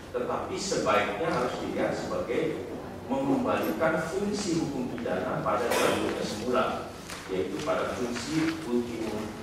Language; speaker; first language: Indonesian; native; Indonesian